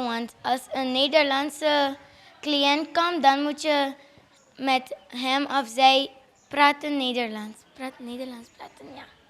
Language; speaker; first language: Dutch; non-native, local second language; Papiamento